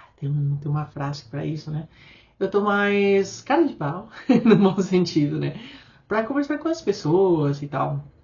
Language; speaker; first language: Portuguese; non-native, fluent; Spanish